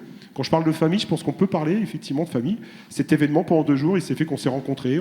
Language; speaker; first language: French; native; French